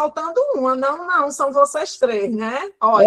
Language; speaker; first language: Portuguese; native; Portuguese